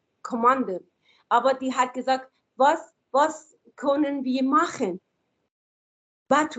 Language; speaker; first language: German; non-native, learner; Persian